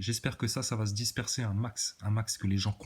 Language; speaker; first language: French; native; French